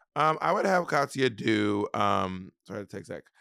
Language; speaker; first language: English; native; English